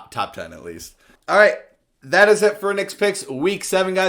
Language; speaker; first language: English; native; English